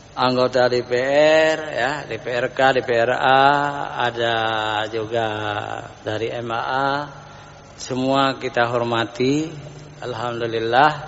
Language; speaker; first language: Indonesian; non-native, local second language; Achinese